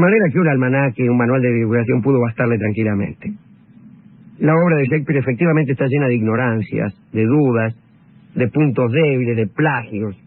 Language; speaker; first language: Spanish; native; Spanish